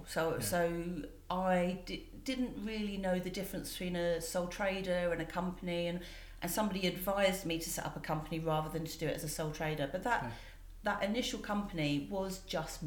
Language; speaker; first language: English; native; English